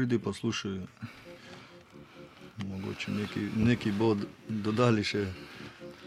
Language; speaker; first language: Slovenian; non-native, learner; Russian